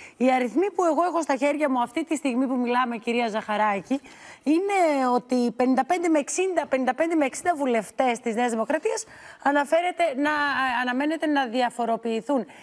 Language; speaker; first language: Greek; native; Greek